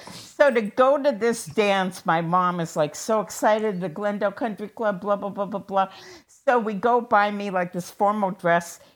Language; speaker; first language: English; native; English